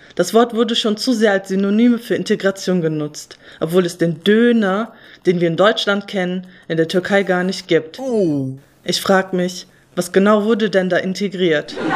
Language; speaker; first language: German; early bilingual, other home language; Turkish